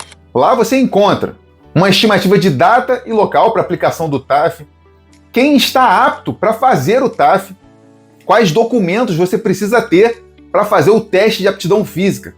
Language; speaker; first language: Portuguese; native; Portuguese